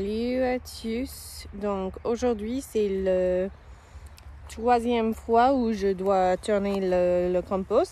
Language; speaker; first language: French; non-native, fluent; English